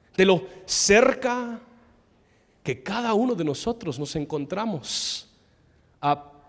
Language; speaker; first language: Spanish; non-native, fluent; English